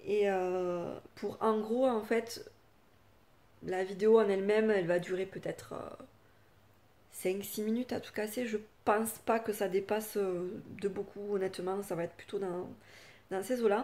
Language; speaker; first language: French; native; French